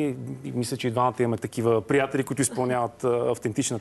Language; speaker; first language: Bulgarian; native; Bulgarian